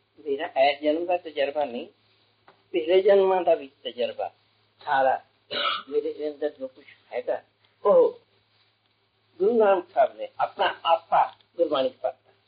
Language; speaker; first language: Punjabi; early bilingual, heritage; Punjabi